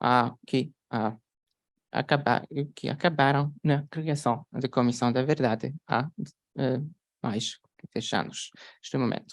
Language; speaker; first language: Portuguese; non-native, fluent; Polish